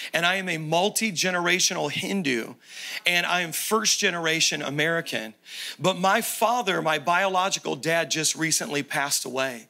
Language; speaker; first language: English; native; English